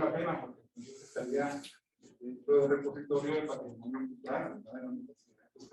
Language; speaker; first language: Spanish; native; Spanish